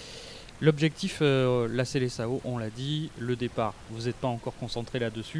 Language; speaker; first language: French; native; French